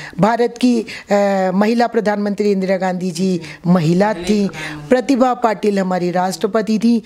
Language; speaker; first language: Hindi; native; Hindi